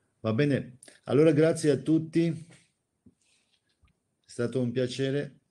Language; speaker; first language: Italian; non-native, fluent; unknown